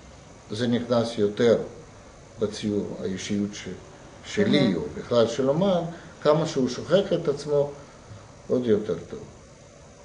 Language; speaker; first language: Hebrew; non-native, fluent; Russian